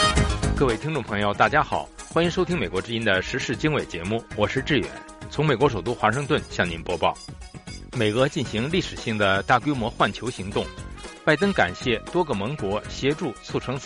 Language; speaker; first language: Chinese; native; Chinese